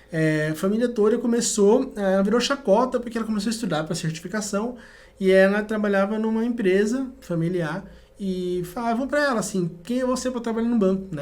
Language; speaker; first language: Portuguese; native; Portuguese